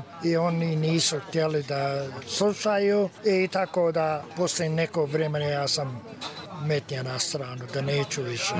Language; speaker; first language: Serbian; early bilingual, heritage; Serbian